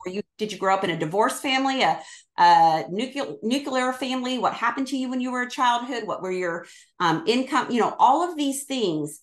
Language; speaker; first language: English; native; English